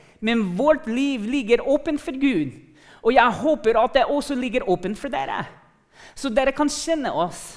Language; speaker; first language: Norwegian; non-native, fluent; English